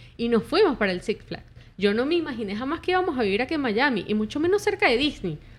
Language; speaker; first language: Spanish; native; Spanish